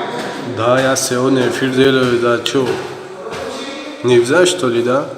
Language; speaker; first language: Russian; non-native, learner; Tajik